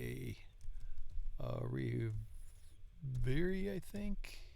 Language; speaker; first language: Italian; non-native, learner; English